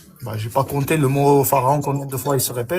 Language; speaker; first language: French; native; French